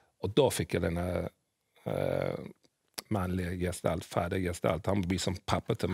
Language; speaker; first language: Swedish; early bilingual, other home language; English